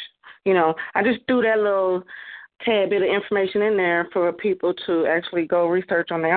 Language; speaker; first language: English; native; English